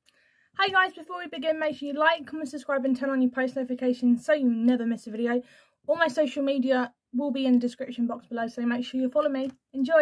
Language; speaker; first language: English; native; English